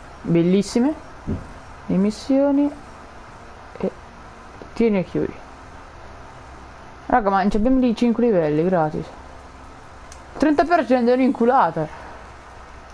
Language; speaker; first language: Italian; native; Italian